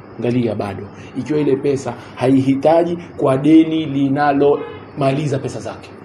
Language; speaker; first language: Swahili; native; Swahili